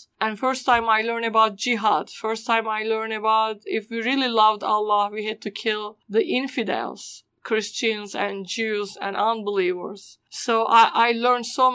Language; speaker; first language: English; non-native, fluent; Turkish